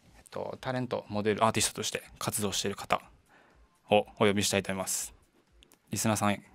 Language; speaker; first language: Japanese; native; Japanese